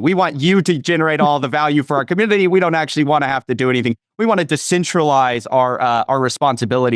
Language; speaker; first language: English; native; English